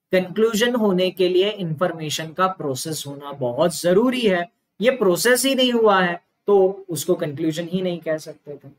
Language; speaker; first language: Hindi; non-native, local second language; Marathi